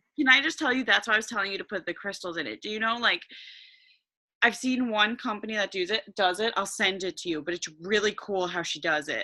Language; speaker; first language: English; native; English